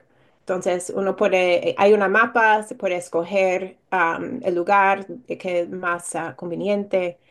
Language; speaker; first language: Spanish; non-native, fluent; English